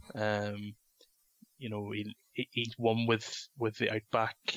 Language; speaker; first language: English; native; English